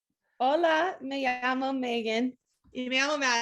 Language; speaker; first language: Spanish; non-native, learner; English